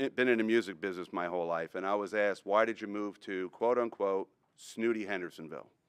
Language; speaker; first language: English; native; English